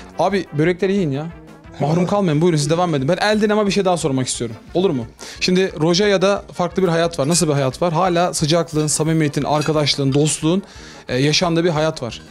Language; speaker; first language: Turkish; native; Turkish